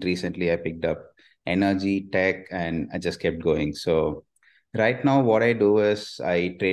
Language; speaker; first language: English; non-native, local second language; Tamil